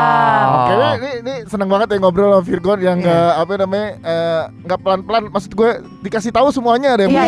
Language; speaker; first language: Indonesian; native; Indonesian